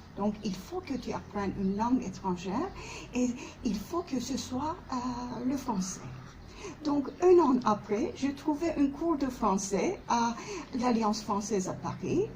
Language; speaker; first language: French; non-native, fluent; Turkish